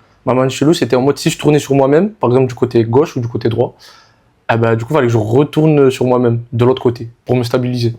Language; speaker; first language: French; native; French